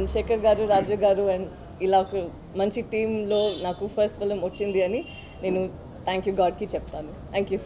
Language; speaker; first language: Telugu; non-native, learner; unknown